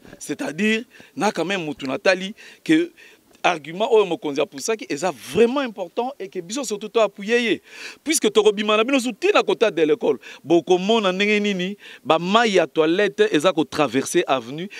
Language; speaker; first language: Lingala; native; Lingala